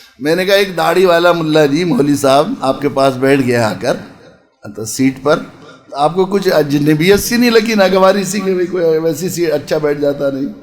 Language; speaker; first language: Urdu; native; Urdu